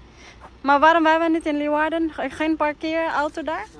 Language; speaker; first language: Dutch; non-native, learner; Filipino